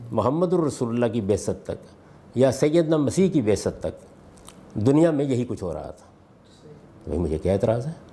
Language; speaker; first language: Urdu; non-native, local second language; Punjabi